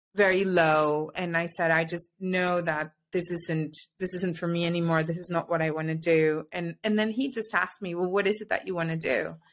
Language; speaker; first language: English; non-native, fluent; Spanish